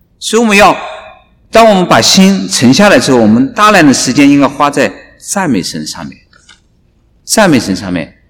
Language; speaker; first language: Chinese; native; Chinese